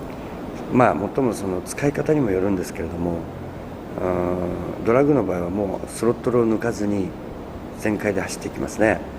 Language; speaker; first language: Japanese; native; Japanese